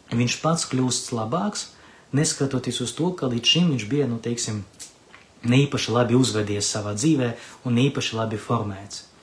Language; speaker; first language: Latvian; non-native, local second language; Russian